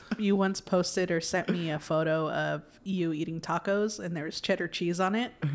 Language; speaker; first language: English; native; English